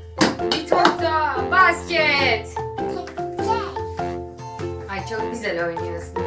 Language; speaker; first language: Turkish; native; Turkish